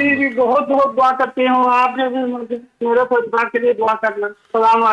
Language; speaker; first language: Hindi; non-native, learner; Bangla